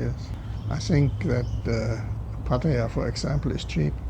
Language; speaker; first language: English; non-native, fluent; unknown